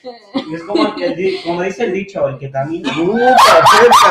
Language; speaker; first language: Spanish; native; Spanish